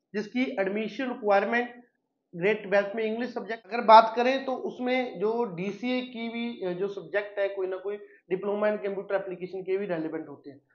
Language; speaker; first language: Hindi; non-native, local second language; Punjabi